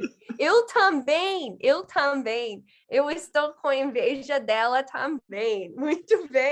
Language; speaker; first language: Portuguese; non-native, fluent; English